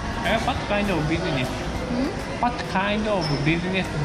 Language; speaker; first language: English; non-native, learner; Japanese